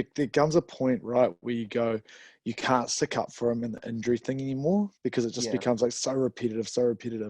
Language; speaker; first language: English; native; English